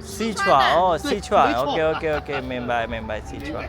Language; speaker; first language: Chinese; non-native, learner; Bangla